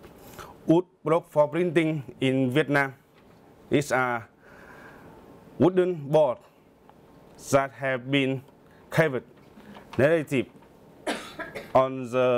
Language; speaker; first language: English; non-native, learner; Vietnamese